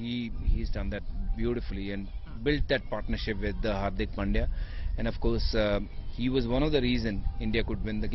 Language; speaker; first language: English; non-native, local second language; Punjabi